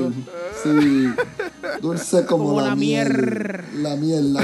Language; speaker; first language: Spanish; native; Spanish